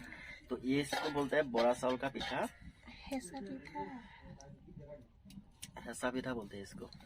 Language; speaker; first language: Hindi; non-native, local second language; Assamese